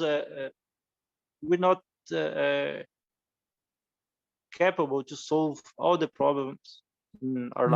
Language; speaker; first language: English; non-native, learner; Portuguese